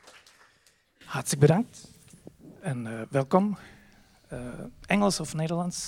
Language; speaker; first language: Dutch; non-native, fluent; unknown